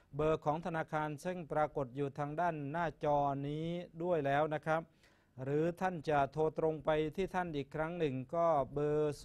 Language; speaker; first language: Thai; native; Thai